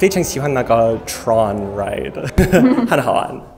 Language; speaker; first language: Chinese; early bilingual, heritage; Chinese